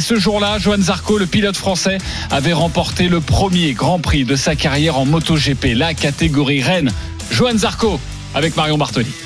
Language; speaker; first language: French; native; French